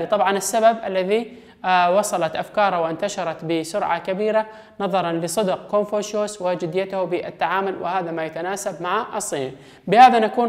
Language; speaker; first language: Arabic; non-native, local second language; Kurdish